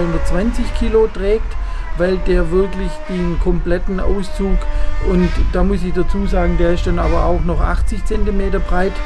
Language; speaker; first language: German; native; German